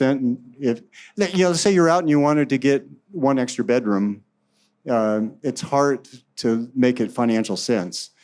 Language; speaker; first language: English; native; English